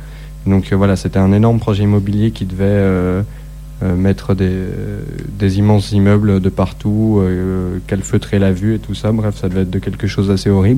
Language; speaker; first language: French; native; French